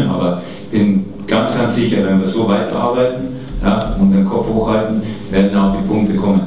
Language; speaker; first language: German; native; German